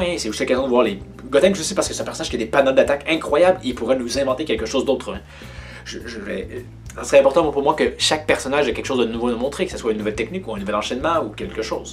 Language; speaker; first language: French; native; French